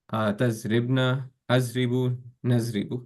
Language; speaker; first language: Arabic; non-native, learner; Urdu